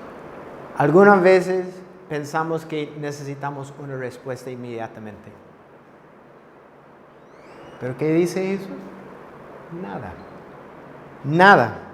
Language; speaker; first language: Spanish; non-native, fluent; English